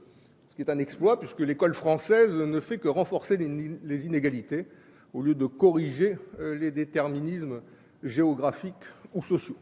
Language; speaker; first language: French; native; French